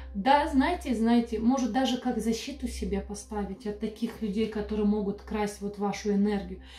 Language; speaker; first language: Russian; non-native, local second language; Romanian